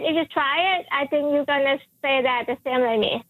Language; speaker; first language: English; non-native, fluent; Thai